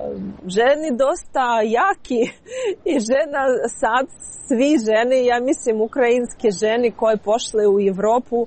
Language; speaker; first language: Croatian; non-native, learner; Ukrainian